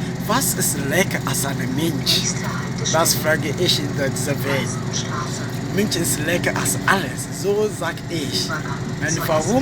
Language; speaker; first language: German; non-native, learner; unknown